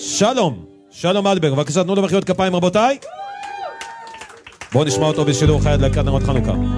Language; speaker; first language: Hebrew; native; Hebrew